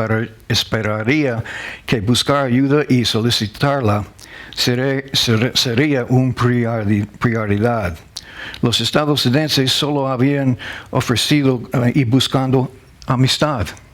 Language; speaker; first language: Spanish; non-native, learner; English